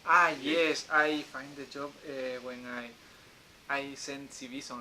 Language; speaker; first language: English; non-native, learner; Spanish